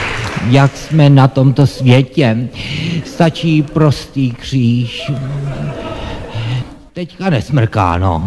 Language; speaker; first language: Czech; native; Czech